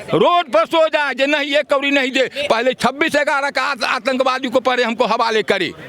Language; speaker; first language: Hindi; native; Hindi